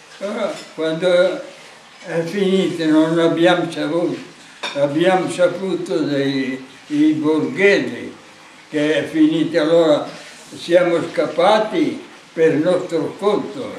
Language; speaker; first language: Italian; non-native, local second language; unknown